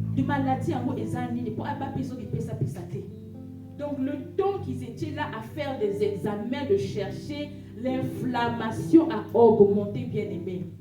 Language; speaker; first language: French; non-native, local second language; Lingala